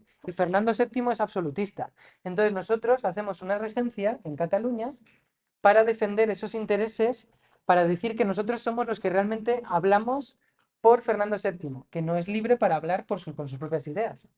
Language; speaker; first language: Spanish; native; Spanish